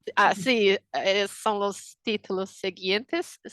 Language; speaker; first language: Spanish; non-native, fluent; Portuguese